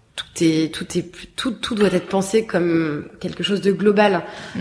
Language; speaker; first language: French; native; French